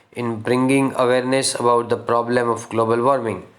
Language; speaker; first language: English; non-native, local second language; Gujarati